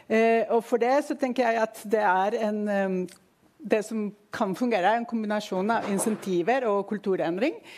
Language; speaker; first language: Norwegian; non-native, fluent; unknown